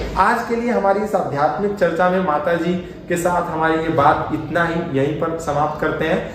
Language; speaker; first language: Hindi; native; Hindi